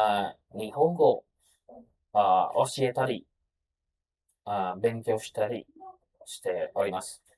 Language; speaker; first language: Japanese; non-native, learner; Indonesian